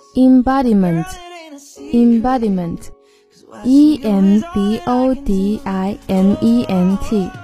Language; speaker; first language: English; non-native, fluent; Chinese